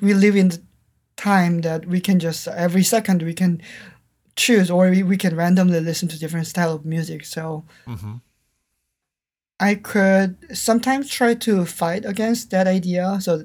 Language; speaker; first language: English; non-native, fluent; Korean